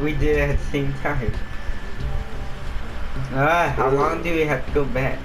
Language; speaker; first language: English; native; English